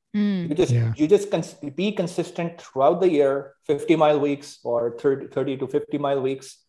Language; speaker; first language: English; non-native, local second language; Hindi